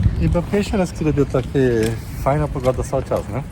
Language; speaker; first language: Polish; non-native, learner; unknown